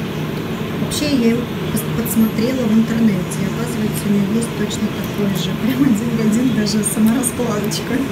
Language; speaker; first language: Russian; native; Russian